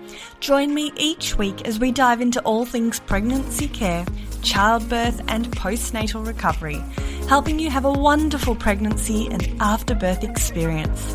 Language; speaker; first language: English; native; English